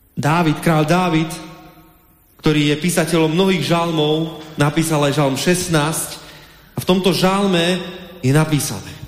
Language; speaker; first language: Slovak; native; Slovak